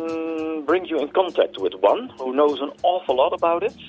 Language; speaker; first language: English; non-native, fluent; Dutch